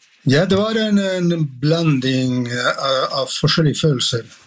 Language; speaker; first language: Norwegian; non-native, fluent; Spanish